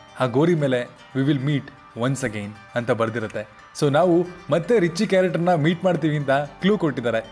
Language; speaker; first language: Kannada; native; Kannada